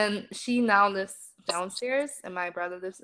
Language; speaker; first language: English; non-native, fluent; German